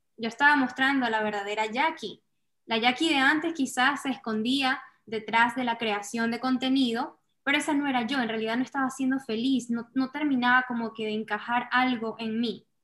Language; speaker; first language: Spanish; native; Spanish